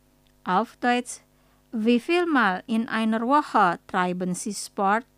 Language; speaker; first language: German; non-native, fluent; Indonesian